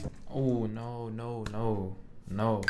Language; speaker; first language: English; native; English